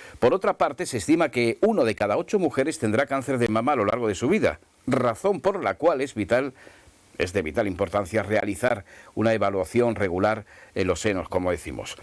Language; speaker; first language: Spanish; native; Spanish